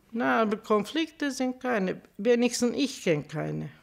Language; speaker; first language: German; non-native, fluent; Romanian